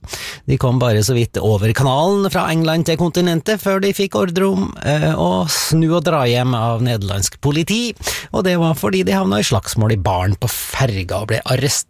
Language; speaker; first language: Norwegian; native; Norwegian